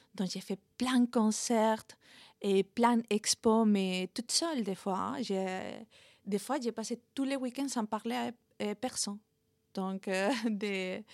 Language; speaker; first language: French; non-native, fluent; Spanish